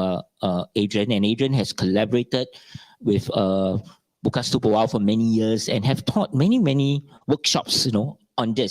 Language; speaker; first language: English; non-native, local second language; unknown